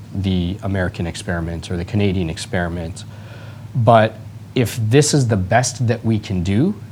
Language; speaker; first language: English; native; English